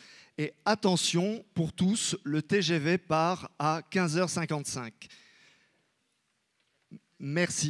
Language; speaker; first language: French; native; French